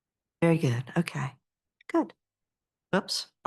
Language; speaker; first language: English; native; English